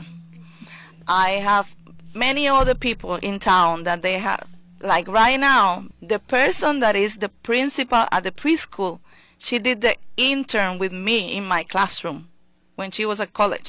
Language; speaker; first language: English; non-native, fluent; Spanish